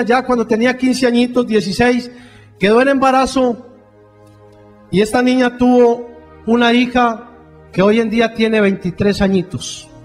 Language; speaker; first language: Spanish; native; Spanish